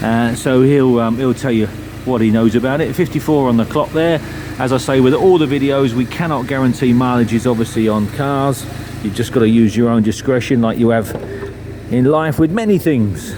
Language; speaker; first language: English; native; English